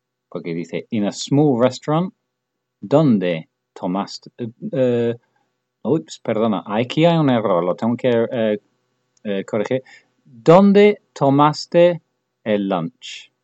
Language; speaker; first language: Spanish; non-native, fluent; English